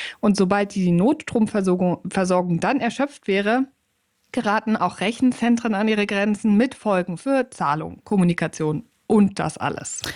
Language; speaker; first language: German; native; German